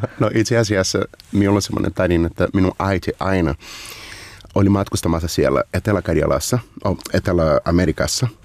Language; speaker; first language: Finnish; non-native, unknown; Portuguese